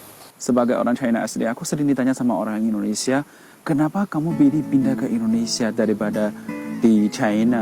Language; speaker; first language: Indonesian; non-native, fluent; Chinese